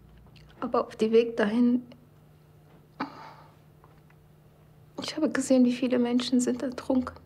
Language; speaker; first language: German; non-native, learner; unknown